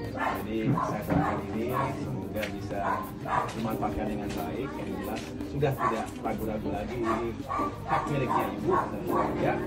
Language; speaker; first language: Indonesian; native; Indonesian